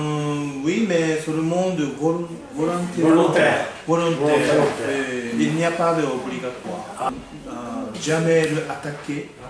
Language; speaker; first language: French; non-native, learner; Japanese